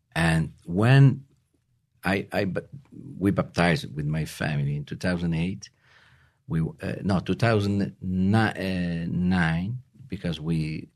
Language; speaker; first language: English; non-native, learner; Italian